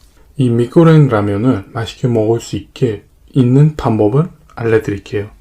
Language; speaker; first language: Korean; non-native, fluent; Indonesian